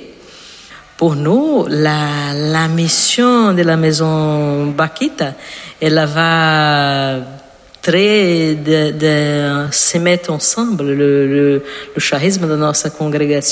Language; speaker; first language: French; non-native, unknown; Portuguese